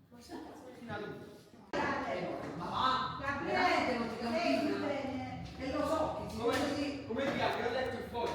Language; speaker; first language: Italian; native; Italian